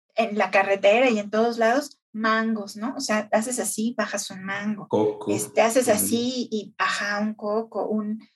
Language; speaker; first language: Spanish; native; Spanish